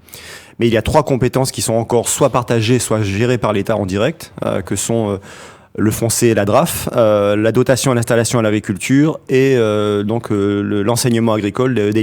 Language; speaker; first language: French; native; French